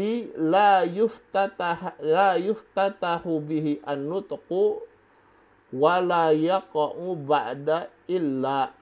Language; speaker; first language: Arabic; non-native, fluent; Indonesian